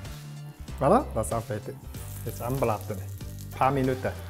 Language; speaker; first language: German; non-native, learner; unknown